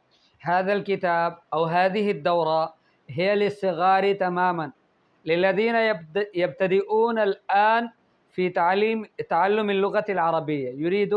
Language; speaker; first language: Arabic; non-native, fluent; Urdu